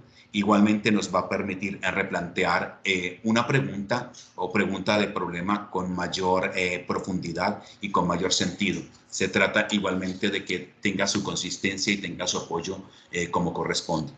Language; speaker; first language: Spanish; native; Spanish